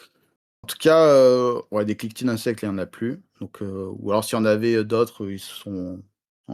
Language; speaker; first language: French; native; French